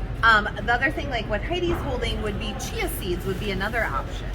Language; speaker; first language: English; native; English